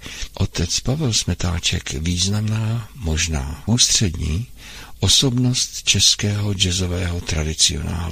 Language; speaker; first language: Czech; native; Czech